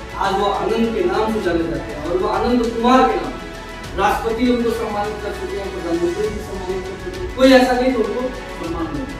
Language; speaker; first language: Hindi; native; Hindi